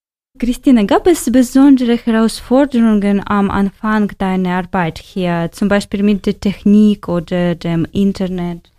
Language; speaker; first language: German; non-native, learner; Ukrainian